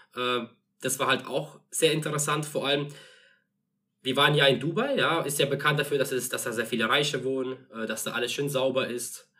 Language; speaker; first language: German; non-native, fluent; Russian